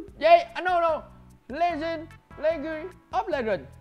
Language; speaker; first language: English; non-native, learner; Vietnamese